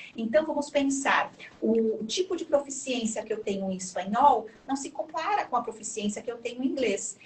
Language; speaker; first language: Portuguese; native; Portuguese